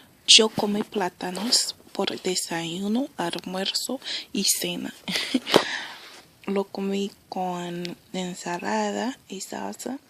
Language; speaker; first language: Spanish; early bilingual, other home language; Haitian Creole